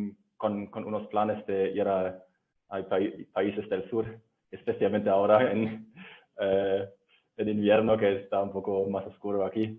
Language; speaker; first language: Spanish; non-native, fluent; German